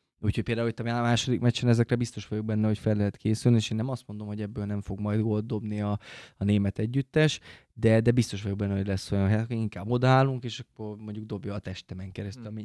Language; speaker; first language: Hungarian; native; Hungarian